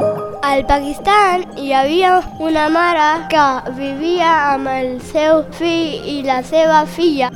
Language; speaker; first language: Catalan; non-native, learner; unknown